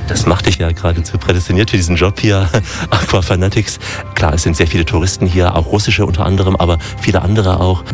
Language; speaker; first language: German; native; German